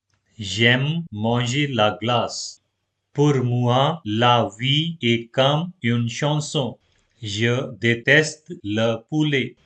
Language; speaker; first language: French; non-native, fluent; Hindi